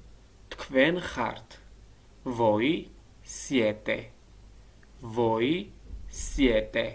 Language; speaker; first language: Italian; non-native, learner; Georgian